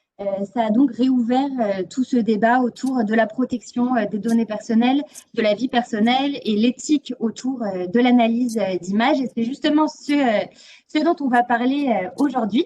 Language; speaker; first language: French; native; French